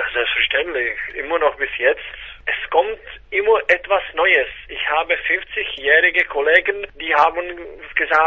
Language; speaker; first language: German; non-native, fluent; Czech